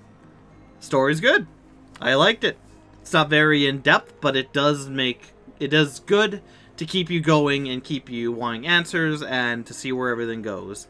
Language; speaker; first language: English; native; English